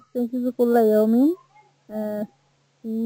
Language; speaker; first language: Arabic; non-native, learner; Bangla